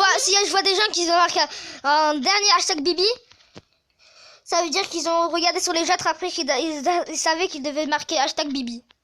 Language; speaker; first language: French; native; French